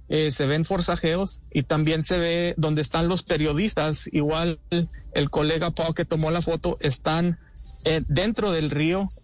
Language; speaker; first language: Spanish; early bilingual, heritage; Spanish